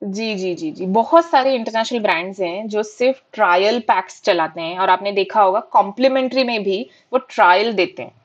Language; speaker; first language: Hindi; non-native, local second language; Marathi